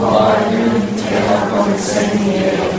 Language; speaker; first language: Korean; non-native, learner; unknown